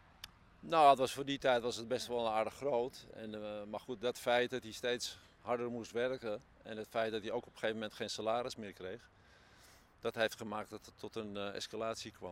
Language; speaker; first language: Dutch; native; Dutch